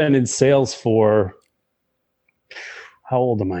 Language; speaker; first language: English; native; English